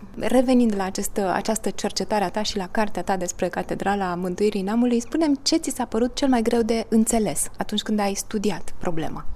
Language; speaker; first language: Romanian; native; Romanian